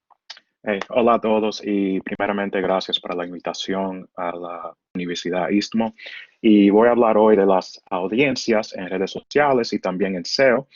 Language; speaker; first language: Spanish; early bilingual, heritage; Spanish